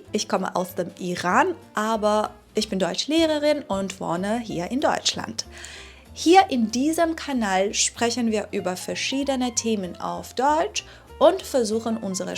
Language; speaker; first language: German; non-native, fluent; Persian